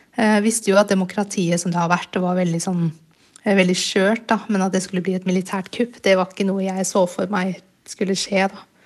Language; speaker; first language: Norwegian; early bilingual, other home language; Burmese